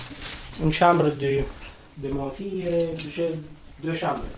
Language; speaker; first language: French; non-native, learner; Romanian